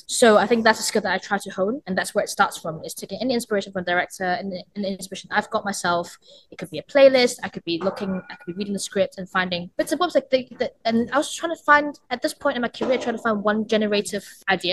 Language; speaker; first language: English; non-native, local second language; Cantonese